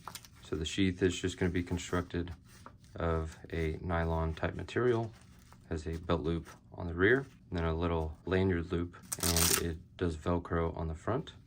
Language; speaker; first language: English; native; English